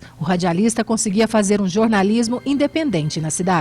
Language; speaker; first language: Portuguese; native; Portuguese